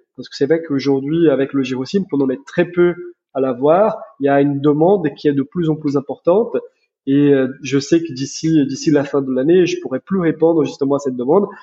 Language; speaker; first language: French; non-native, fluent; Portuguese